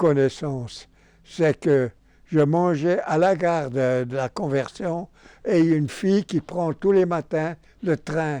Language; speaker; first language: French; non-native, local second language; German